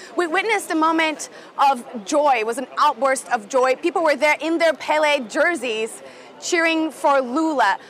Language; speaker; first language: English; non-native, fluent; Portuguese